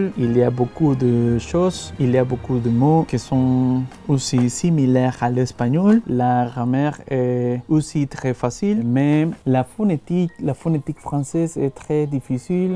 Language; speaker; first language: French; non-native, learner; Spanish